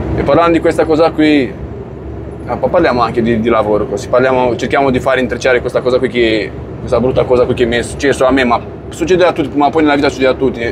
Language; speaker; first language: Italian; non-native, fluent; Romanian